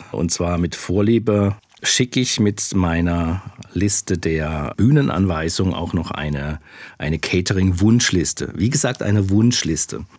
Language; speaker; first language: German; native; German